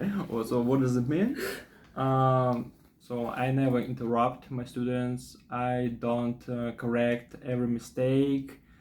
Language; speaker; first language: English; non-native, fluent; Russian